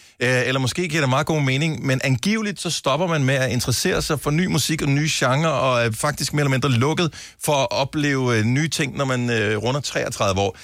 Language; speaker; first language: Danish; native; Danish